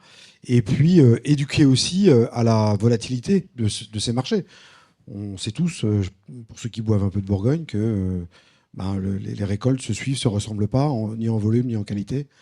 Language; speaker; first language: French; native; French